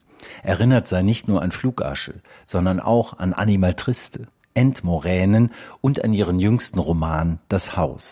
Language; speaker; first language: German; native; German